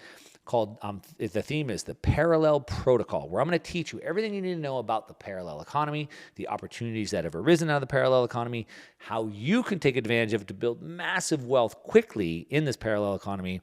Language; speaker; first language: English; native; English